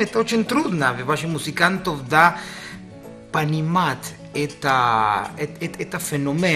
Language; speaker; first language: Russian; non-native, learner; Spanish